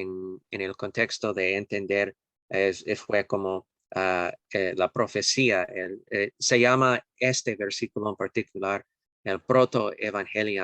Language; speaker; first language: Spanish; non-native, fluent; English